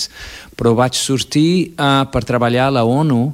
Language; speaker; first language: Catalan; non-native, fluent; Portuguese